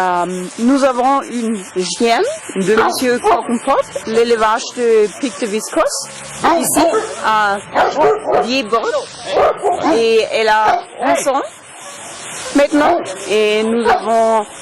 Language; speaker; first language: French; non-native, learner; German